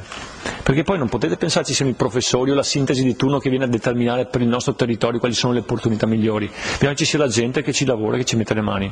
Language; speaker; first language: Italian; native; Italian